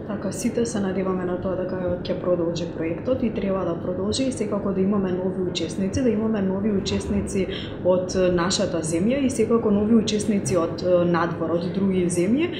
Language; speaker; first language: Macedonian; native; Macedonian